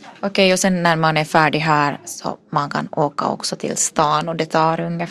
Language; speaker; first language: Swedish; non-native, local second language; Finnish